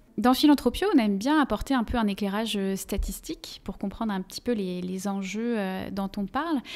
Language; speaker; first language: French; native; French